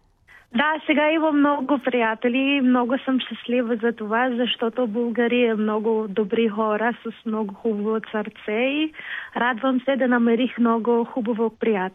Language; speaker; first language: Bulgarian; non-native, learner; Filipino